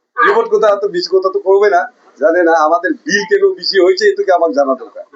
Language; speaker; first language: Bangla; non-native, local second language; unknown